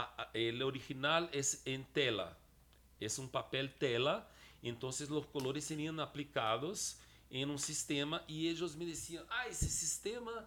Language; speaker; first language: Spanish; non-native, fluent; Portuguese